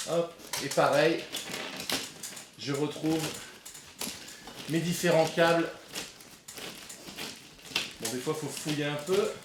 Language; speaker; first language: French; native; French